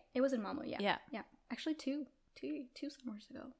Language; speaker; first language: English; non-native, fluent; Italian